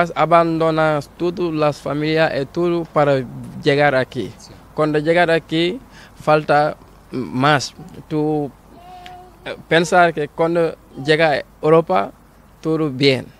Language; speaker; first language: Spanish; non-native, learner; Wolof